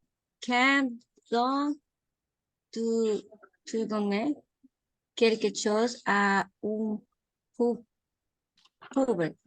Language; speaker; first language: French; non-native, learner; Spanish